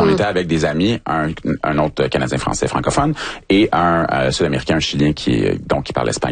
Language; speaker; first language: French; native; French